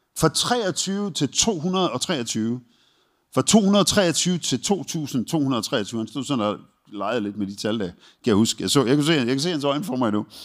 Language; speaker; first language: Danish; native; Danish